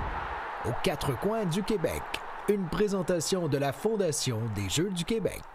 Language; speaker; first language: French; native; French